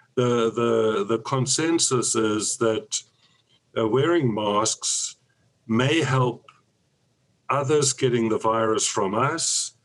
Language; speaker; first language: English; native; English